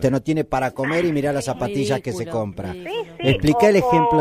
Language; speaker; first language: Spanish; native; Spanish